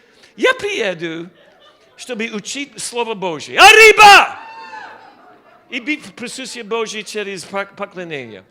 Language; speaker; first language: Russian; non-native, learner; English